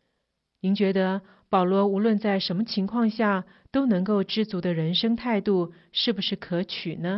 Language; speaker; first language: Chinese; native; Chinese